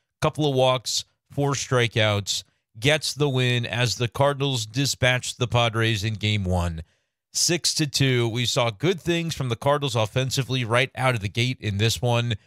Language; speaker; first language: English; native; English